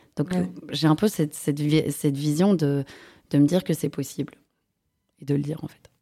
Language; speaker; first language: French; native; French